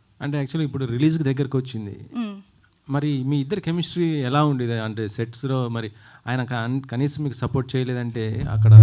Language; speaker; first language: Telugu; native; Telugu